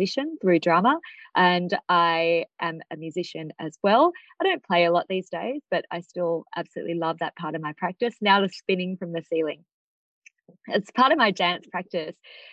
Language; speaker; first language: English; native; English